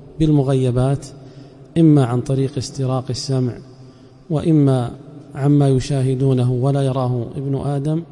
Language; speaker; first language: Arabic; native; Arabic